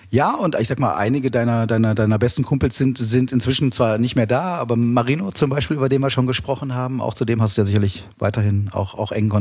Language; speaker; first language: German; native; German